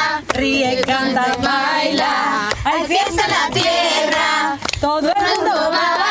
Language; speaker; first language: Spanish; native; Spanish